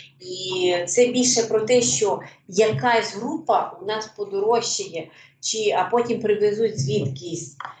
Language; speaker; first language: Ukrainian; native; Ukrainian